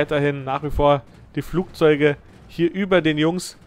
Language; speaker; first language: German; native; German